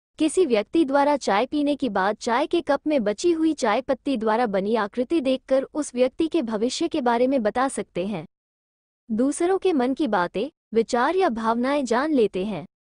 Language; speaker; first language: Hindi; native; Hindi